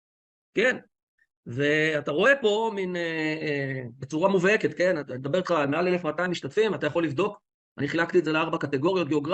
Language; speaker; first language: Hebrew; native; Hebrew